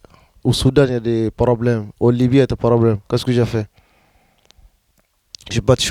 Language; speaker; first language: French; non-native, learner; Arabic